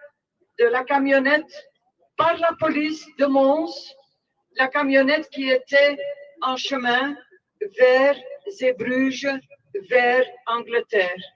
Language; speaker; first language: French; non-native, local second language; Dutch